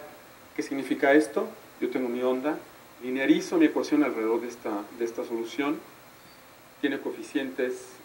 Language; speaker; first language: Spanish; native; Spanish